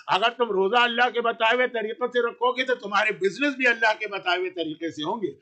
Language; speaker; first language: Urdu; native; Urdu